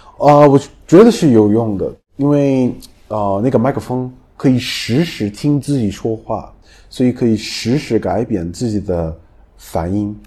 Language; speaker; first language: Chinese; non-native, fluent; English